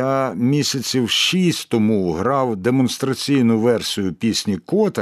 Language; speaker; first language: Ukrainian; native; Ukrainian